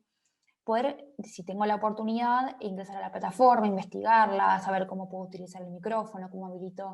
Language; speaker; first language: Spanish; native; Spanish